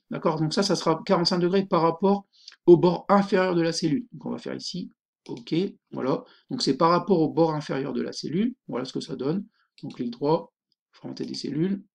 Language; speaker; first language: French; native; French